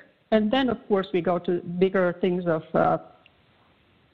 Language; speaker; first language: English; non-native, fluent; Latvian